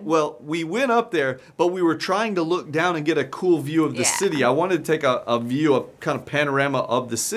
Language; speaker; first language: English; native; English